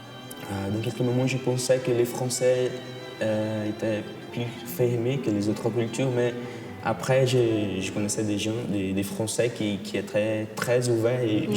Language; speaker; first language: French; non-native, fluent; Portuguese